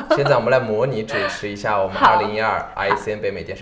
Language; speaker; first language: Chinese; native; Chinese